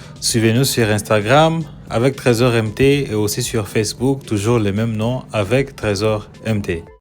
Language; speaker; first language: French; non-native, local second language; Lingala